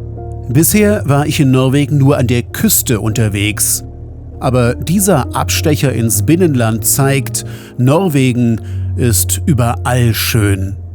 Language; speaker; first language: German; native; German